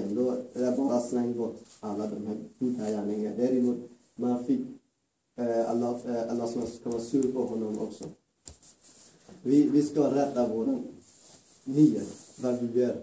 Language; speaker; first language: Swedish; non-native, fluent; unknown